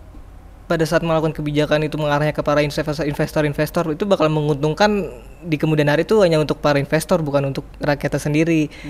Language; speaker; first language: Indonesian; native; Indonesian